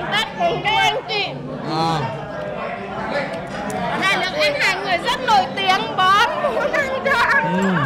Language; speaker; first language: Vietnamese; non-native, fluent; Lao